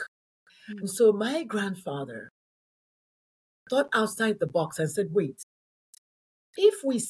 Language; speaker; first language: English; non-native, local second language; Igbo